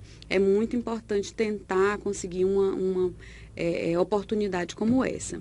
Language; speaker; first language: Portuguese; native; Portuguese